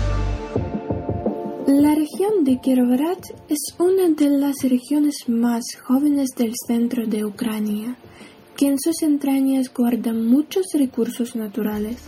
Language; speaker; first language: Spanish; non-native, learner; Ukrainian